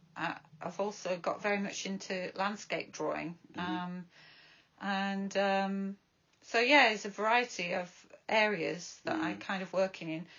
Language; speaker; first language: English; native; English